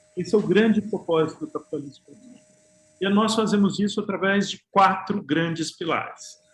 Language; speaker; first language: Portuguese; native; Portuguese